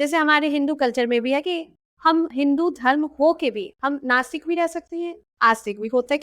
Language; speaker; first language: Hindi; native; Hindi